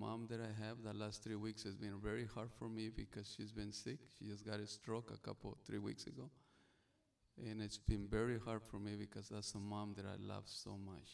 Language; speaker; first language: English; non-native, learner; Spanish